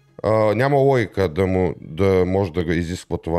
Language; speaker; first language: Bulgarian; native; Bulgarian